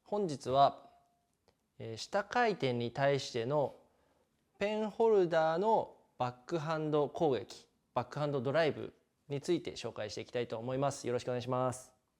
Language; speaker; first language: Japanese; native; Japanese